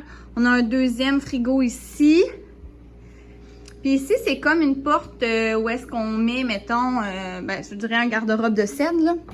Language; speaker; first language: French; native; French